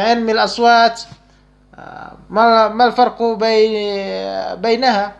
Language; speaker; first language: Arabic; non-native, fluent; Indonesian